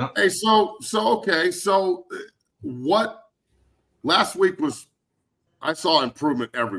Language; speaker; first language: English; native; English